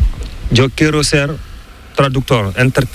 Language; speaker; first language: Spanish; non-native, learner; Fula